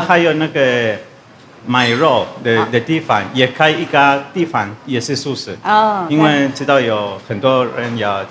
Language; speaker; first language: Chinese; non-native, learner; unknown